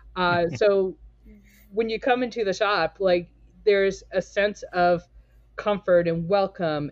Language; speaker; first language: English; native; English